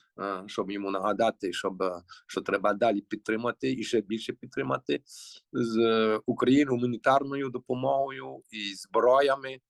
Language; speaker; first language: Ukrainian; early bilingual, heritage; Ukrainian